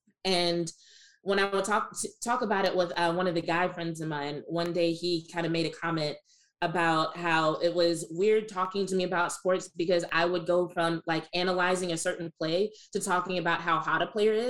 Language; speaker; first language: English; native; English